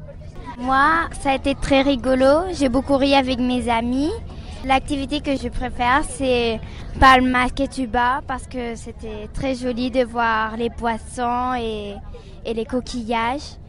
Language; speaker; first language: French; non-native, learner; Spanish